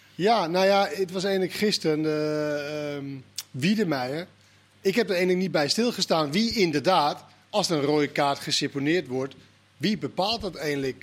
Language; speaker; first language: Dutch; non-native, fluent; Danish